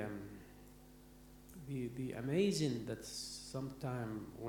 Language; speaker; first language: English; non-native, learner; Arabic